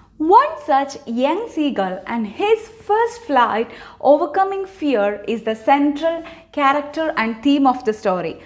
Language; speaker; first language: English; non-native, local second language; Malayalam